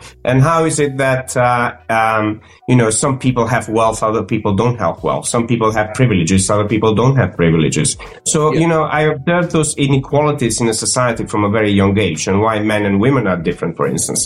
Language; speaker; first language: English; non-native, fluent; Macedonian